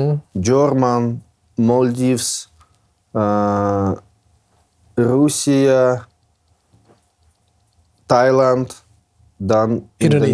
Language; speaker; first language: Indonesian; non-native, learner; Russian